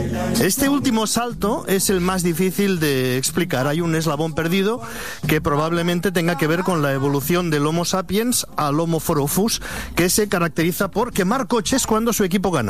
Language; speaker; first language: Spanish; native; Spanish